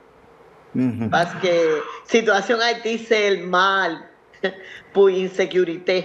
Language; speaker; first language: Haitian Creole; non-native, learner; Spanish